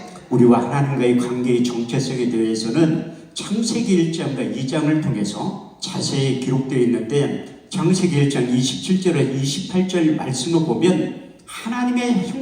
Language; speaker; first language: Korean; native; Korean